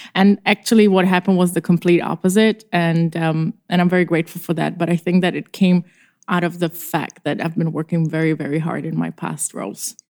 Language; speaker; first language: English; non-native, fluent; Czech